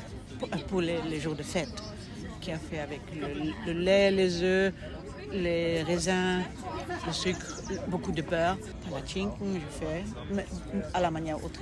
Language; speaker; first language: French; non-native, fluent; German